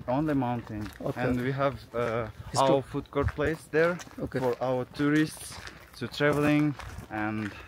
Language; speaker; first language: English; non-native, learner; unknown